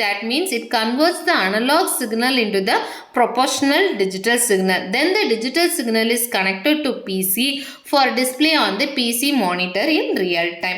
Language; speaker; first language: English; non-native, local second language; Tamil